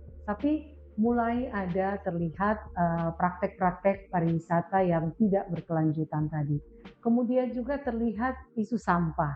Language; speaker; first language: Indonesian; native; Indonesian